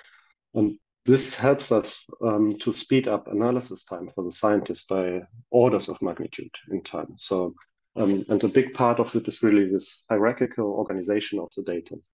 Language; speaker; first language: English; non-native, fluent; German